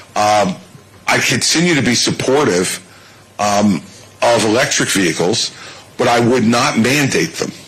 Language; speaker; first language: English; native; English